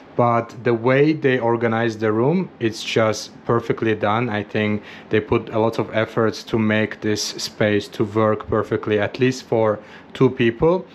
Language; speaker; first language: English; non-native, fluent; Azerbaijani